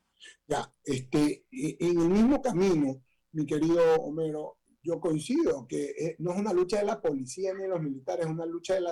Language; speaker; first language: Spanish; native; Spanish